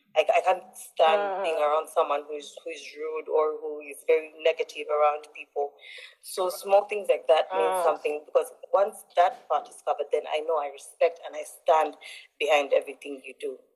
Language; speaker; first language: English; non-native, local second language; Ganda